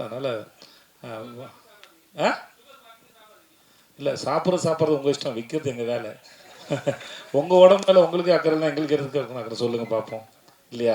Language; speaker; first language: Tamil; native; Tamil